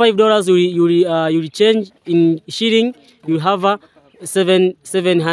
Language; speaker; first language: English; non-native, learner; Swahili